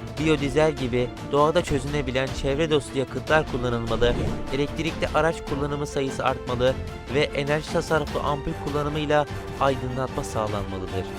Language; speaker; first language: Turkish; native; Turkish